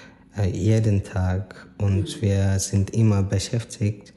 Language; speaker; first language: German; non-native, fluent; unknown